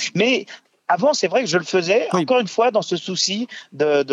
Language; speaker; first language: French; native; French